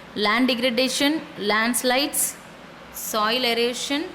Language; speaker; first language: English; non-native, local second language; Tamil